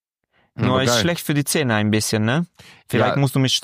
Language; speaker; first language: German; non-native, learner; Romanian